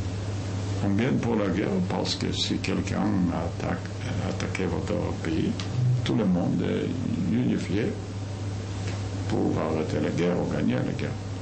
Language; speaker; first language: French; non-native, fluent; Yiddish